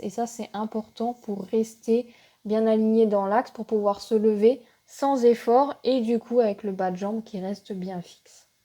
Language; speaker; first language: French; native; French